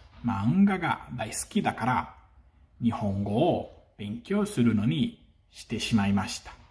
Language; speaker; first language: Japanese; non-native, learner; Portuguese